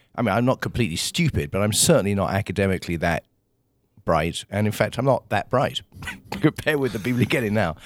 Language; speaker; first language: English; native; English